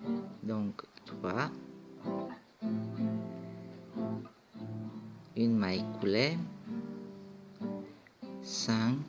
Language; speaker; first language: French; non-native, fluent; Greek